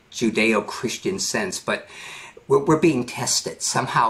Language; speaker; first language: English; native; English